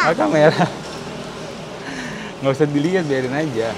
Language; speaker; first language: Indonesian; native; Indonesian